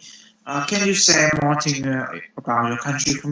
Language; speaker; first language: English; non-native, learner; Vietnamese